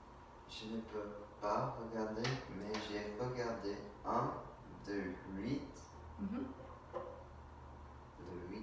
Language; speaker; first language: French; non-native, learner; English